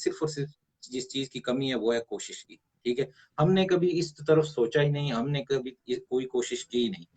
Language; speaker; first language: Urdu; non-native, local second language; Punjabi